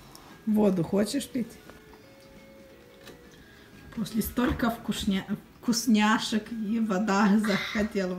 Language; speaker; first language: Russian; non-native, fluent; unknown